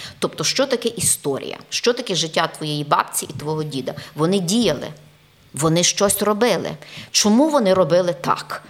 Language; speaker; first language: Ukrainian; native; Ukrainian